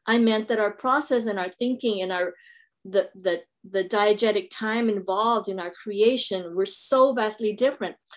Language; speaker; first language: English; non-native, local second language; Filipino